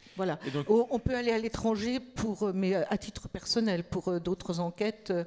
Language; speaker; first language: French; native; French